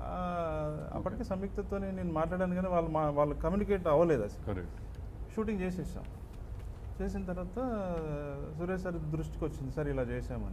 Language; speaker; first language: Telugu; native; Telugu